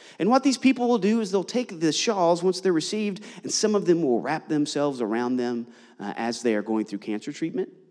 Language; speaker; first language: English; native; English